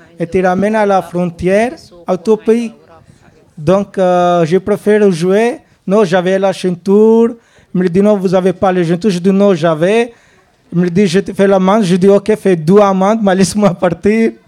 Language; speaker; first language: French; non-native, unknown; Albanian